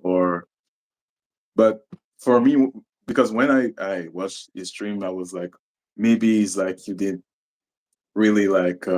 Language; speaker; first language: English; non-native, local second language; French